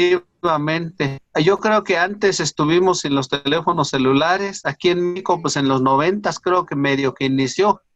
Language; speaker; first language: Spanish; native; Spanish